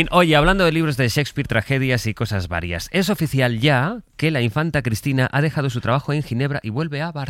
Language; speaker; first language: Spanish; native; Spanish